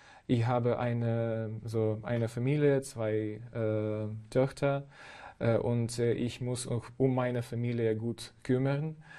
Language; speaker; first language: German; non-native, fluent; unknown